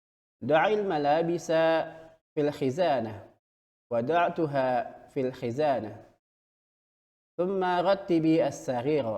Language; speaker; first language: Arabic; non-native, fluent; Indonesian